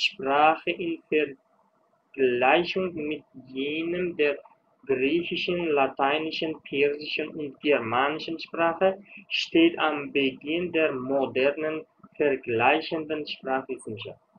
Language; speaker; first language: German; non-native, fluent; Uzbek